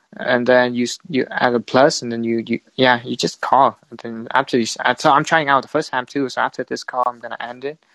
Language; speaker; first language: English; non-native, fluent; Vietnamese